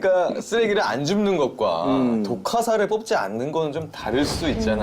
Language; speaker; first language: Korean; native; Korean